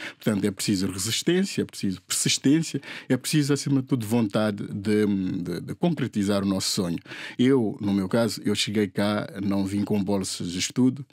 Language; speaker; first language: Portuguese; non-native, local second language; Upper Guinea Crioulo